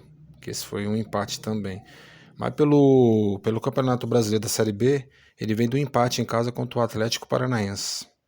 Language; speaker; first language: Portuguese; native; Portuguese